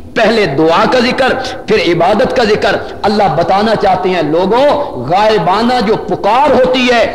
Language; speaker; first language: Urdu; non-native, local second language; Punjabi